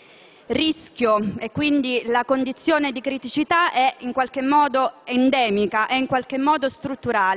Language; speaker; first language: Italian; native; Italian